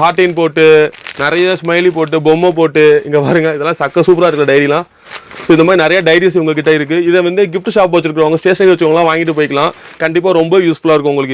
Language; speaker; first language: Tamil; native; Tamil